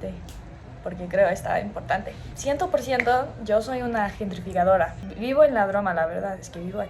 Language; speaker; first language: Spanish; non-native, learner; English